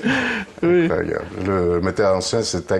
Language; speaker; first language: French; non-native, fluent; Greek